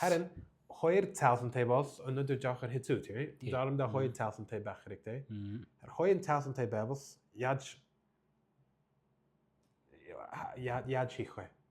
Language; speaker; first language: Mongolian; non-native, learner; English